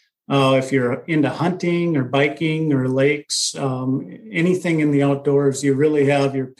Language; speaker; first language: English; native; English